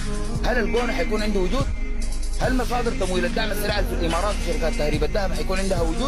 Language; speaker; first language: Arabic; native; Arabic